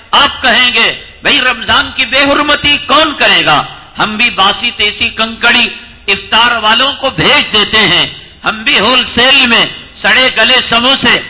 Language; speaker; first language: Urdu; native; Urdu